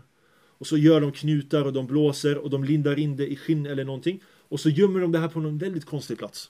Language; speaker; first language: Swedish; early bilingual, other home language; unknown